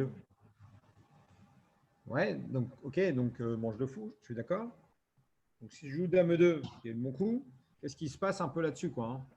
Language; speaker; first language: French; native; French